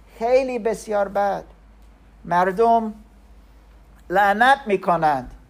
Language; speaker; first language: Persian; non-native, learner; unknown